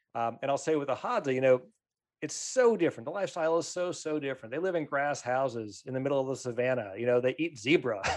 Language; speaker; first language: English; native; English